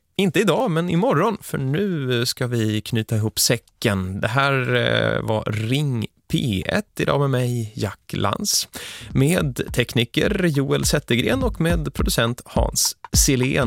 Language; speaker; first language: Swedish; native; Swedish